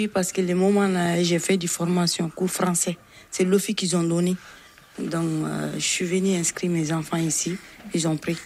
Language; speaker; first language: French; non-native, learner; Bambara